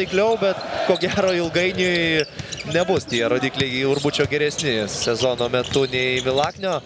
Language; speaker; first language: Lithuanian; native; Lithuanian